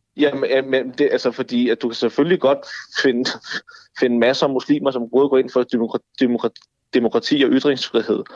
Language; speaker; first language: Danish; native; Danish